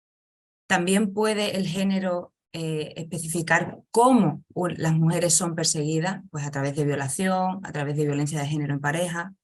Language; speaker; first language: Spanish; native; Spanish